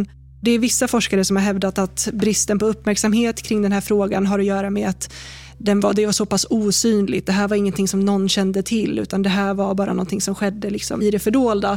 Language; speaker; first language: Swedish; native; Swedish